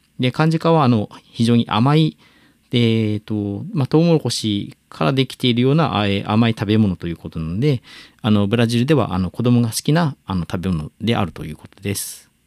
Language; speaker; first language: Japanese; native; Japanese